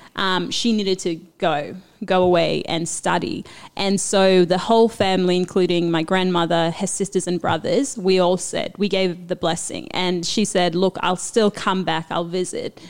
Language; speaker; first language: English; early bilingual, other home language; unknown